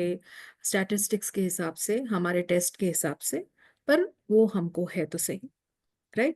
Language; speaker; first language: Hindi; native; Hindi